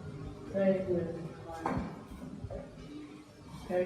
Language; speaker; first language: English; non-native, learner; Chinese